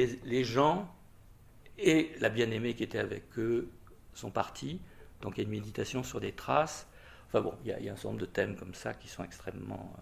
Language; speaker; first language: French; native; French